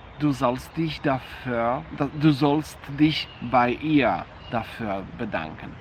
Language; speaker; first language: German; non-native, fluent; Polish